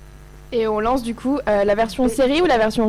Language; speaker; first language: French; native; French